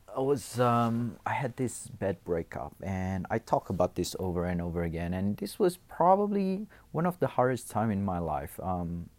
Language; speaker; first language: English; non-native, fluent; Indonesian